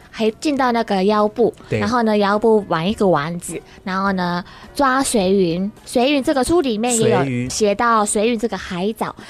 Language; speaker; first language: Chinese; non-native, fluent; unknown